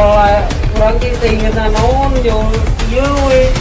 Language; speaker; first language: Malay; non-native, local second language; Sundanese